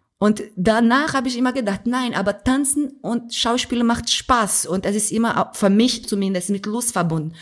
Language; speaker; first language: German; non-native, fluent; Portuguese